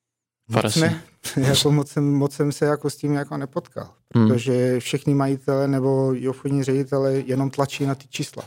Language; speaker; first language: Czech; non-native, fluent; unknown